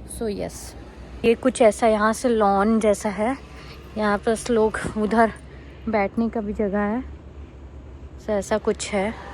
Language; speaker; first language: Hindi; native; Hindi